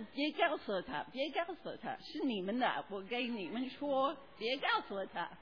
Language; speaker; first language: Chinese; non-native, learner; English